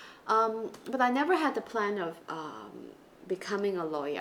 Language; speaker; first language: English; non-native, local second language; Chinese